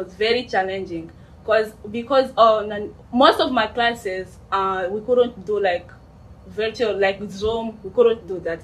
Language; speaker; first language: English; non-native, fluent; Swahili